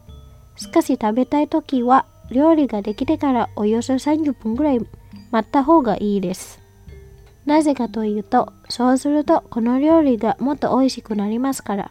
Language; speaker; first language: Japanese; non-native, fluent; Indonesian